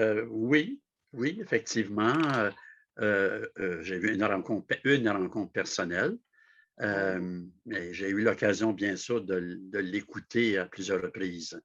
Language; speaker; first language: French; native; French